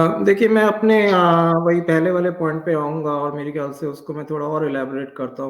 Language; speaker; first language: Hindi; native; Hindi